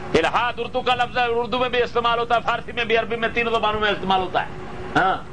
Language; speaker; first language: Urdu; native; Urdu